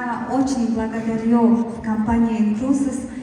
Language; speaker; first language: Russian; non-native, learner; Mongolian